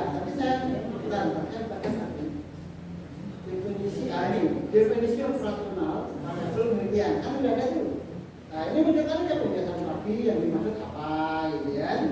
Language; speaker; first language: Indonesian; native; Indonesian